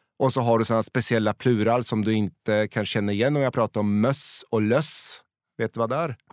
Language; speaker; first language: Swedish; non-native, fluent; Polish